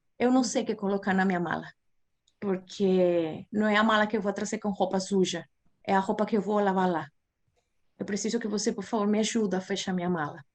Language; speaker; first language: Portuguese; non-native, fluent; Spanish